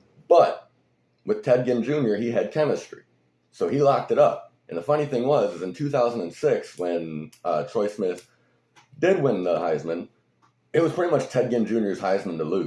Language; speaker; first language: English; native; English